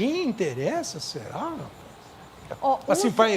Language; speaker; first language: Portuguese; native; Portuguese